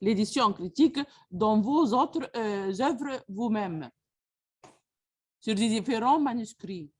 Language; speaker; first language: French; non-native, learner; Arabic